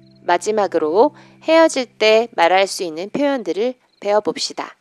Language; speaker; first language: Korean; native; Korean